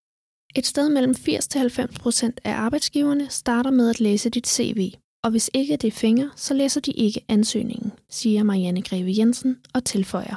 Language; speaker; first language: Danish; native; Danish